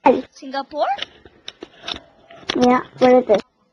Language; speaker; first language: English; non-native, learner; Korean